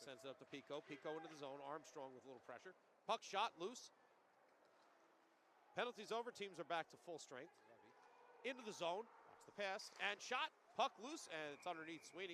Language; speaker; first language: English; native; English